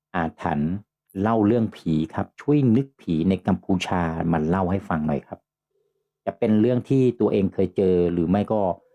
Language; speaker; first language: Thai; native; Thai